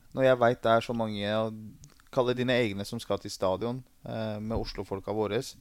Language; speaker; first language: Norwegian; early bilingual, other home language; Persian